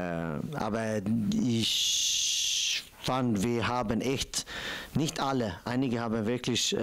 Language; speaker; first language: German; non-native, fluent; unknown